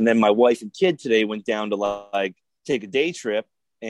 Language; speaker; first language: English; native; English